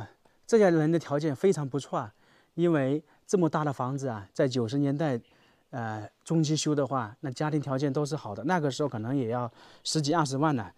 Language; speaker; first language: Chinese; native; Chinese